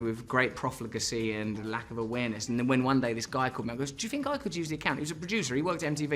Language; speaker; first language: English; native; English